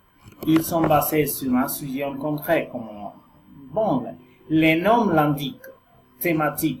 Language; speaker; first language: French; non-native, learner; Spanish